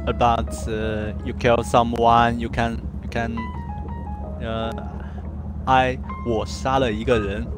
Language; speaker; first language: English; non-native, learner; Chinese